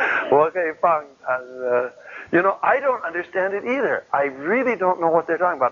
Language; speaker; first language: English; native; English